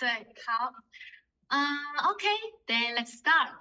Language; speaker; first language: English; non-native, fluent; Chinese